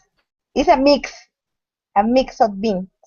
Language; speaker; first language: English; non-native, learner; Spanish